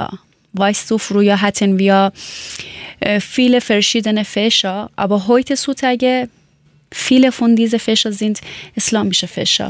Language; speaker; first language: German; non-native, learner; Persian